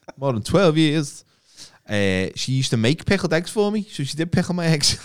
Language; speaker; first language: English; native; English